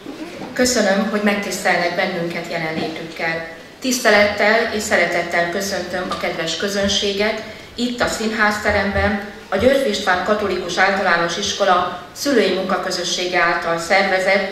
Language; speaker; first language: Hungarian; native; Hungarian